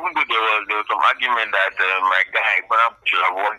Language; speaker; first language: English; non-native, local second language; Yoruba